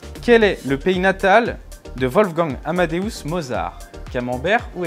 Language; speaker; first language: French; native; French